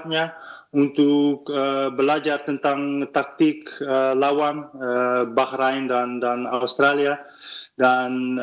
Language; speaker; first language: Indonesian; non-native, fluent; Dutch